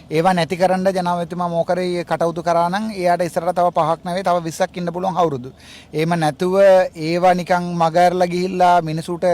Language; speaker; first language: Sinhala; non-native, local second language; Tamil